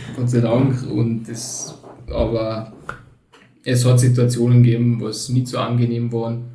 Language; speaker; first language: German; early bilingual, other home language; Turkish